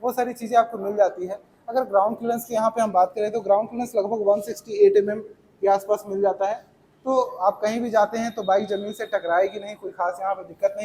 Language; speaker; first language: Hindi; native; Hindi